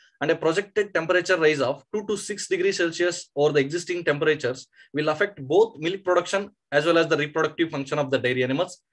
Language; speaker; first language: English; non-native, local second language; Kannada